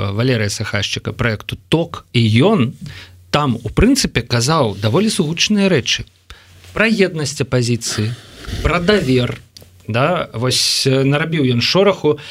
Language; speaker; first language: Belarusian; non-native, local second language; Russian